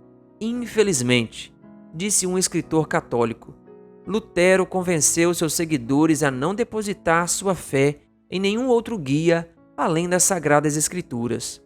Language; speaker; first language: Portuguese; native; Portuguese